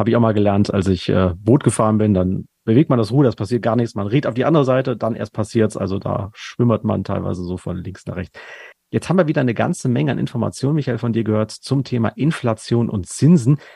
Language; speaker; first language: German; native; German